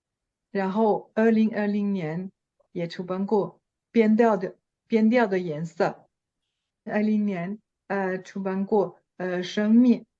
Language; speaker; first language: Chinese; non-native, fluent; French